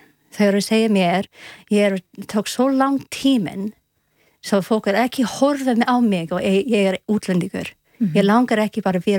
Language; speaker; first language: Icelandic; non-native, learner; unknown